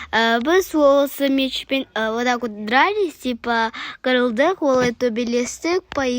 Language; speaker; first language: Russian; non-native, local second language; Kazakh